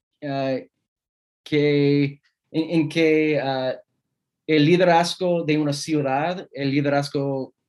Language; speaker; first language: Spanish; non-native, fluent; English